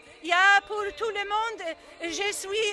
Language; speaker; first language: French; non-native, learner; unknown